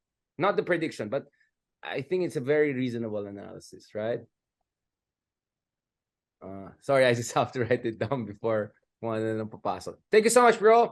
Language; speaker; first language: English; non-native, local second language; Filipino